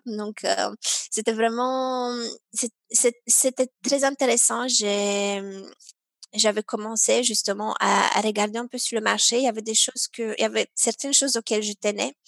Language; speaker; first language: French; non-native, fluent; Romanian